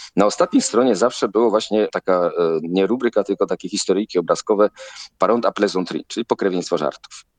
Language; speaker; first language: Polish; native; Polish